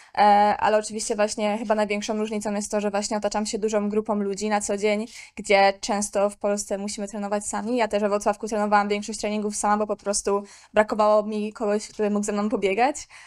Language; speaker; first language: Polish; native; Polish